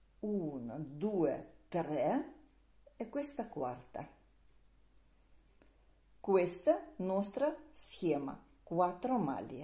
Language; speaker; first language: Italian; non-native, learner; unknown